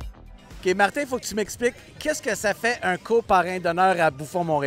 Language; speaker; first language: French; native; French